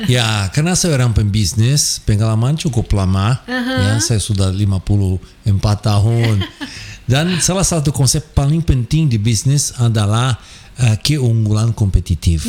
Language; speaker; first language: Indonesian; non-native, fluent; Portuguese